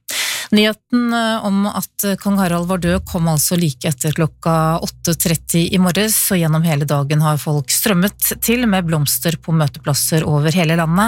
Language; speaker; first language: Norwegian; native; Norwegian